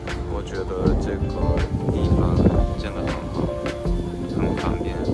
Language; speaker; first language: Chinese; non-native, fluent; Japanese